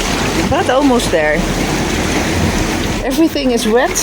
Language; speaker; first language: English; non-native, fluent; Dutch